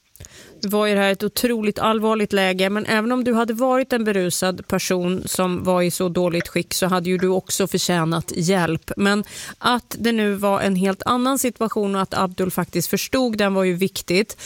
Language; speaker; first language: Swedish; native; Swedish